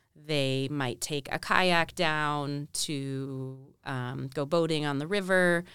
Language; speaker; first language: English; native; English